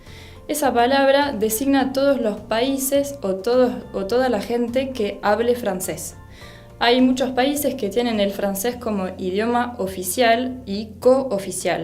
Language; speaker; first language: Spanish; non-native, fluent; French